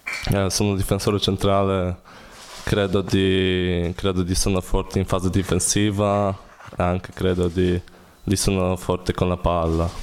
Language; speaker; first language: Italian; non-native, learner; Polish